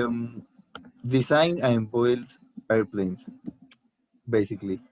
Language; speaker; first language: English; non-native, learner; Spanish